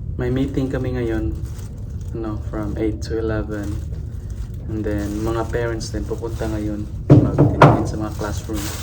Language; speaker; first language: Filipino; non-native, local second language; Cebuano